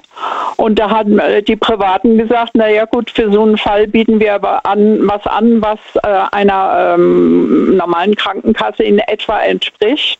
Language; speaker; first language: German; native; German